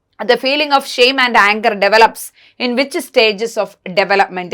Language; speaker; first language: English; non-native, local second language; Malayalam